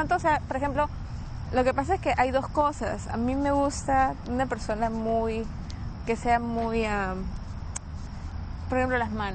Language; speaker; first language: Spanish; native; Spanish